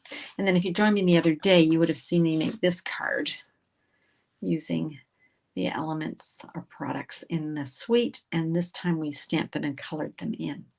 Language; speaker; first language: English; native; English